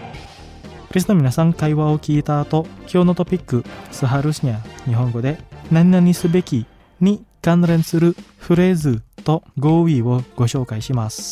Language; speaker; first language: Japanese; non-native, fluent; Indonesian